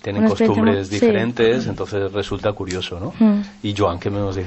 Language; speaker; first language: Spanish; native; Spanish